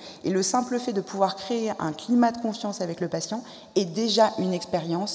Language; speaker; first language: French; native; French